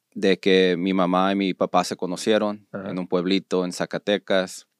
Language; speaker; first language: Spanish; early bilingual, heritage; Spanish